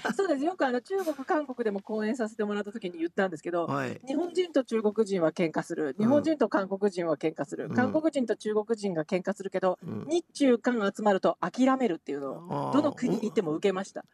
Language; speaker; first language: Japanese; native; Japanese